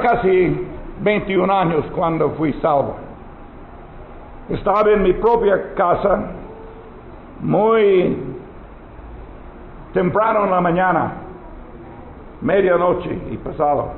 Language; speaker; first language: Spanish; non-native, learner; English